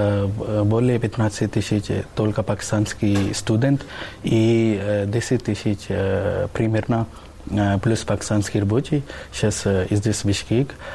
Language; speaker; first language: Russian; non-native, learner; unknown